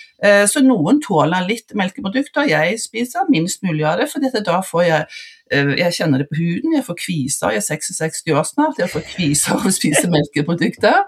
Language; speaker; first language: Norwegian; native; Norwegian